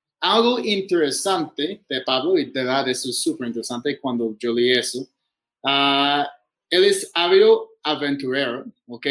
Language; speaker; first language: Spanish; non-native, fluent; English